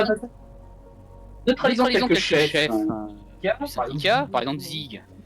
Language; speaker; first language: French; native; French